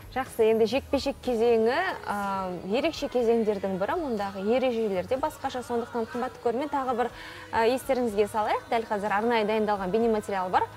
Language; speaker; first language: Kazakh; native; Kazakh